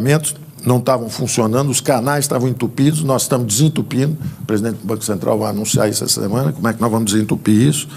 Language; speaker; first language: Portuguese; native; Portuguese